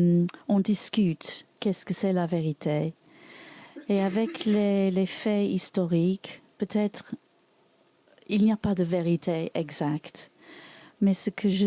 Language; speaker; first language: French; non-native, learner; English